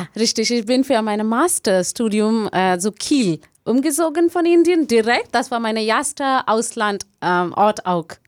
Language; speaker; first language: German; non-native, learner; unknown